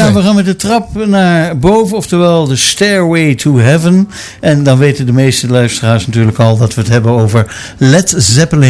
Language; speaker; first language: Dutch; native; Dutch